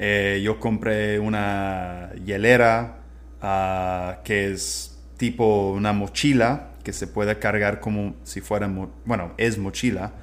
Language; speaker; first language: Spanish; non-native, fluent; English